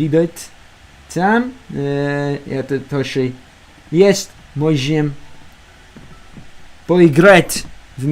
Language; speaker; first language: Russian; non-native, learner; English